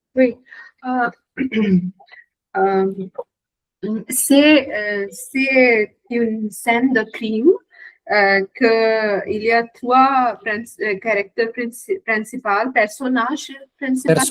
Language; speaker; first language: French; non-native, learner; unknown